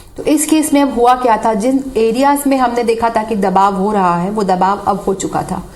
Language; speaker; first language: Hindi; native; Hindi